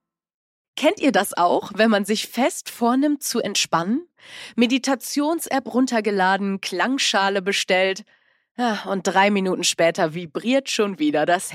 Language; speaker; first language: German; native; German